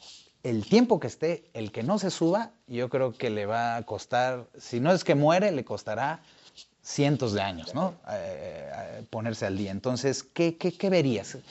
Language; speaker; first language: Spanish; native; Spanish